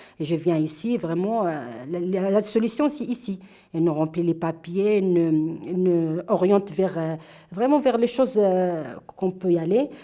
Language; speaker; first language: French; non-native, local second language; Arabic